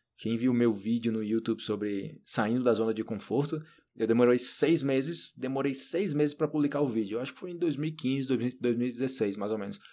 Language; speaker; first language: Portuguese; native; Portuguese